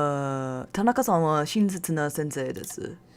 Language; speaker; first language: Japanese; non-native, learner; English